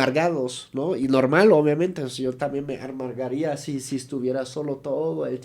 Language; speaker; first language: Spanish; native; Spanish